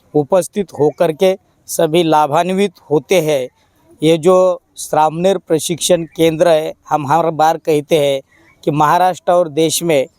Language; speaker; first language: Hindi; non-native, local second language; Marathi